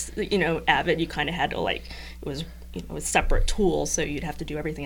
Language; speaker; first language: English; native; English